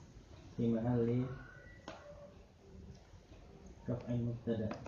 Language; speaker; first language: Arabic; non-native, learner; Indonesian